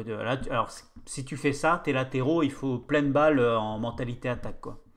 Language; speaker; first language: French; native; French